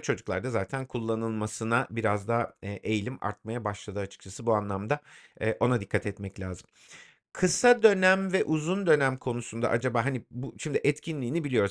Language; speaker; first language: Turkish; native; Turkish